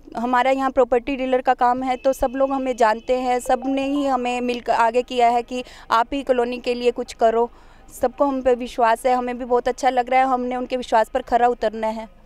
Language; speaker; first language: Hindi; non-native, local second language; Punjabi